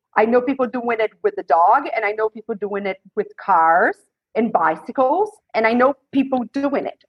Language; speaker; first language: English; non-native, fluent; Portuguese